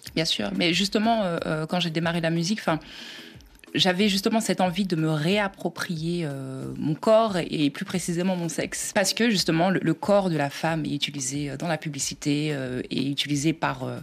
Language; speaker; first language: French; native; French